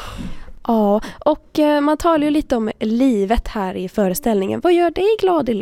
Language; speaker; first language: Swedish; native; Swedish